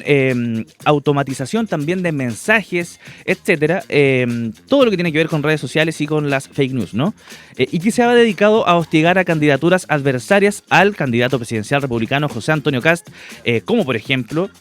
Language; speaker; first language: Spanish; native; Spanish